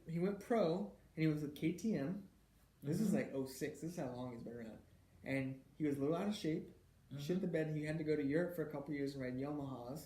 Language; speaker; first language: English; native; English